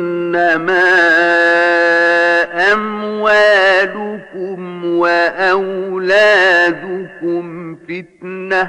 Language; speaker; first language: Arabic; native; Arabic